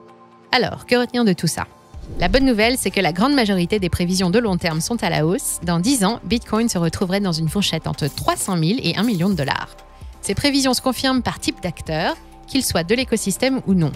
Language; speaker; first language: French; native; French